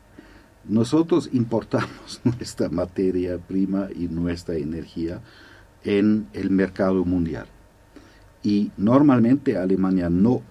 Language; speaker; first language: Spanish; non-native, fluent; German